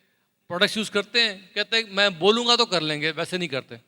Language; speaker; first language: Hindi; native; Hindi